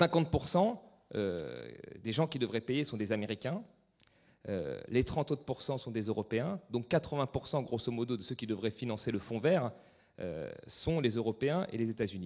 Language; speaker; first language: French; native; French